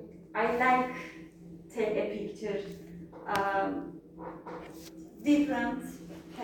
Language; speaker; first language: English; non-native, learner; Turkish